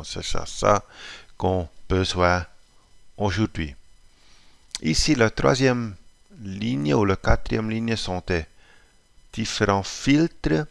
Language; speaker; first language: French; non-native, local second language; German